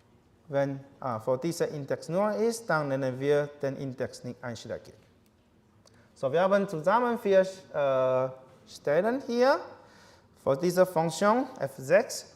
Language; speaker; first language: German; non-native, learner; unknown